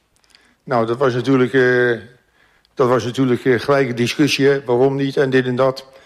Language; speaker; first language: Dutch; native; Dutch